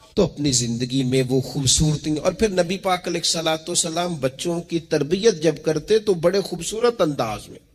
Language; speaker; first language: Urdu; non-native, local second language; Punjabi